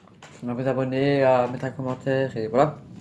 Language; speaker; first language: French; native; French